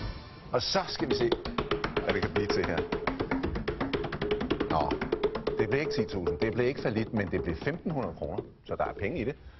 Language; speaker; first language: Danish; native; Danish